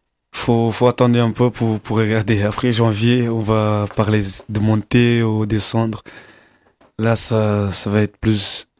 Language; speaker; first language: French; non-native, learner; Kabuverdianu